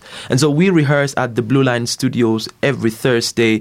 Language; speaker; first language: English; non-native, local second language; Ibibio